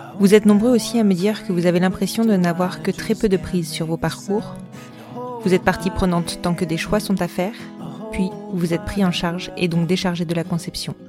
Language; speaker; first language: French; native; French